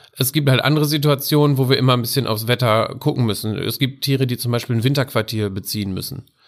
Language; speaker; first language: German; native; German